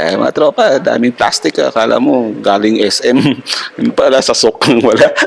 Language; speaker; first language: Filipino; non-native, local second language; Hiligaynon